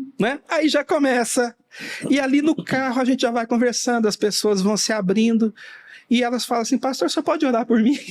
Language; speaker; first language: Portuguese; native; Portuguese